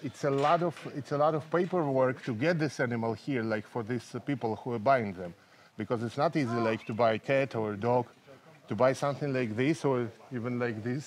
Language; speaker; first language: English; non-native, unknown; Russian